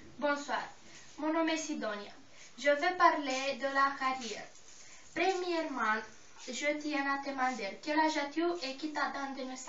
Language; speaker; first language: French; non-native, learner; Romanian